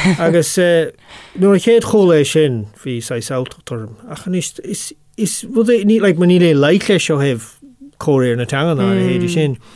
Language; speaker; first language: Irish; non-native, local second language; English